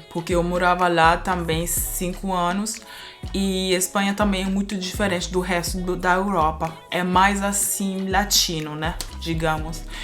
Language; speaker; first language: Portuguese; non-native, fluent; German